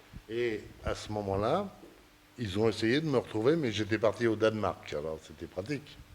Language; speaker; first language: French; early bilingual, other home language; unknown